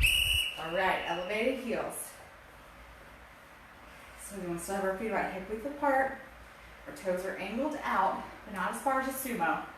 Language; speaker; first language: English; native; English